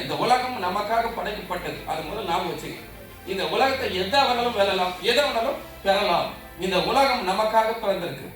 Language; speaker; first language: Tamil; native; Tamil